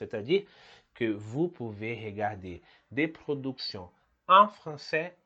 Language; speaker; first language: French; non-native, learner; Portuguese